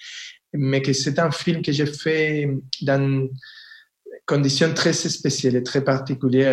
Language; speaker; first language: French; non-native, fluent; Spanish